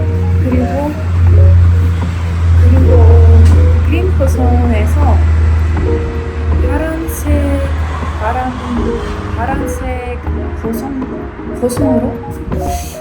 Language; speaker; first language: Korean; non-native, learner; Ukrainian